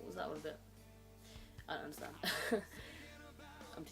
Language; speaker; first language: English; native; English